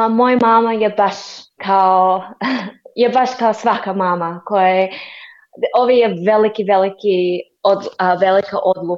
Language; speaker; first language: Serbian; non-native, learner; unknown